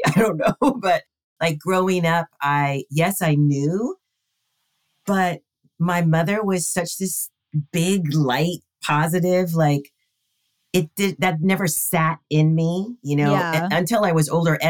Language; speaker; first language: English; native; English